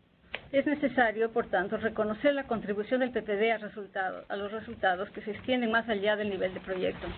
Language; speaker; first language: Spanish; native; Spanish